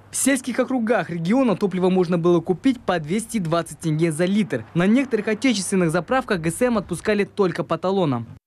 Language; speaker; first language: Russian; native; Russian